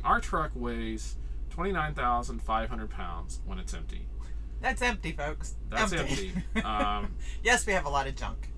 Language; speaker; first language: English; native; English